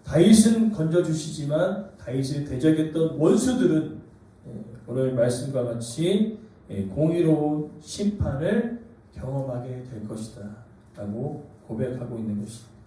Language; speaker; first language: Korean; native; Korean